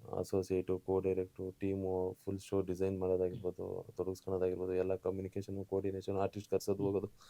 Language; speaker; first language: Kannada; non-native, local second language; Lambadi